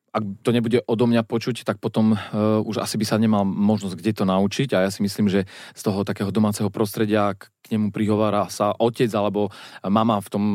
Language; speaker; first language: Slovak; native; Slovak